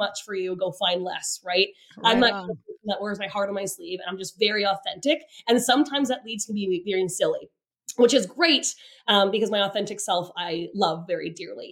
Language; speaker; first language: English; native; English